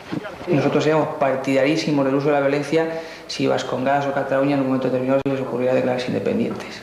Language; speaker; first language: Spanish; native; Spanish